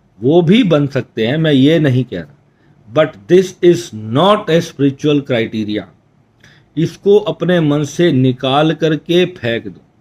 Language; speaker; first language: Hindi; native; Hindi